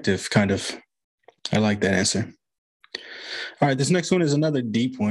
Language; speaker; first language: English; native; English